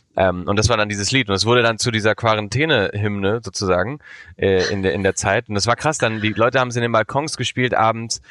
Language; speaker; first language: German; early bilingual, heritage; German